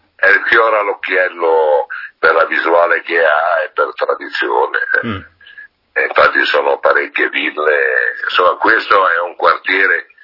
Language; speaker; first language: Italian; native; Italian